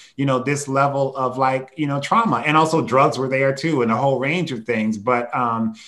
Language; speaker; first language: English; native; English